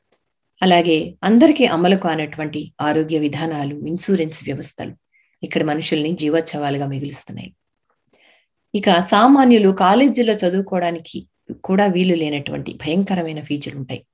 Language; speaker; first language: Telugu; native; Telugu